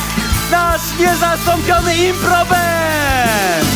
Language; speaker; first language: Polish; native; Polish